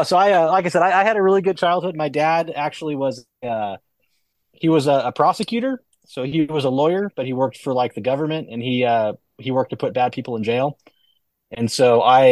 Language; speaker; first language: English; native; English